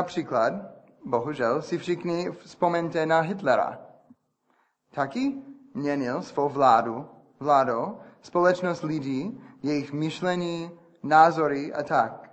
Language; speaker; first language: Czech; non-native, fluent; English